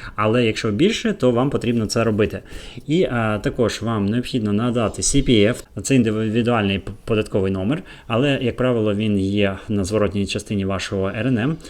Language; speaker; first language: Ukrainian; native; Ukrainian